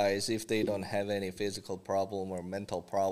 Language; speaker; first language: English; non-native, fluent; Korean